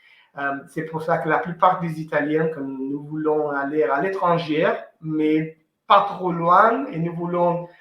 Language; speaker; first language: French; non-native, fluent; Italian